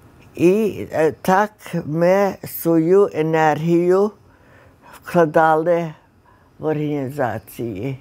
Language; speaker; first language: Ukrainian; early bilingual, heritage; Ukrainian